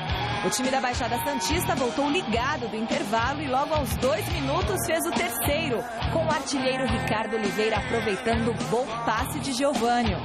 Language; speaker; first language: Portuguese; native; Portuguese